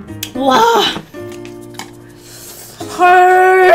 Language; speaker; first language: Korean; non-native, learner; Cantonese